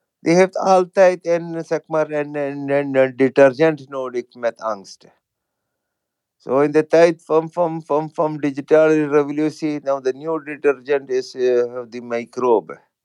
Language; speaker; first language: Dutch; non-native, fluent; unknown